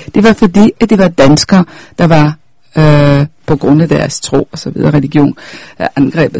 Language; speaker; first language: Danish; non-native, fluent; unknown